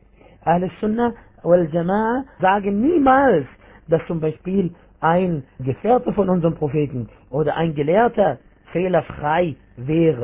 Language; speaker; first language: German; non-native, fluent; Arabic